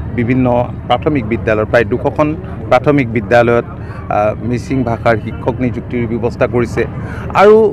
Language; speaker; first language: Assamese; native; Assamese